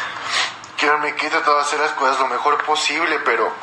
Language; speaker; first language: Spanish; native; Spanish